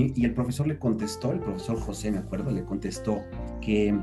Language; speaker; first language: Spanish; native; Spanish